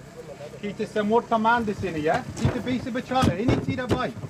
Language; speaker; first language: Indonesian; non-native, learner; English